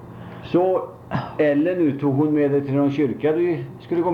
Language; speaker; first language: Swedish; native; Swedish